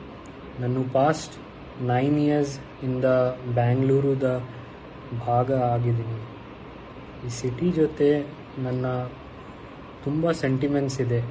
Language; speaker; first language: Kannada; non-native, learner; Hindi